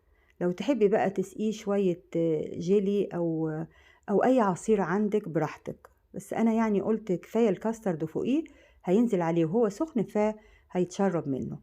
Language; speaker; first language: Arabic; native; Arabic